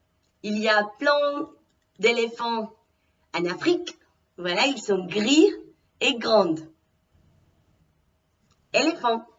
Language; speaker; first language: French; non-native, fluent; Spanish